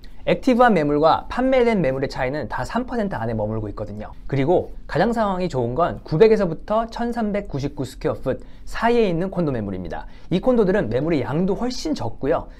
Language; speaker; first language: Korean; native; Korean